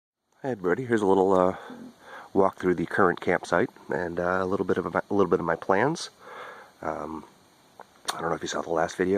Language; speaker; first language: English; native; English